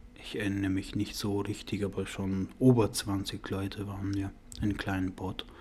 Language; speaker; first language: German; non-native, learner; Persian